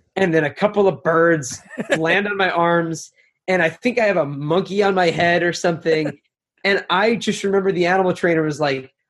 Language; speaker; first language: English; native; English